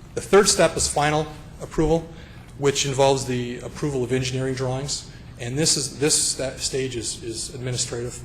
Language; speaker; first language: English; native; English